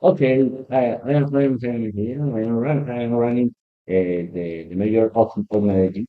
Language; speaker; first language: English; non-native, learner; Spanish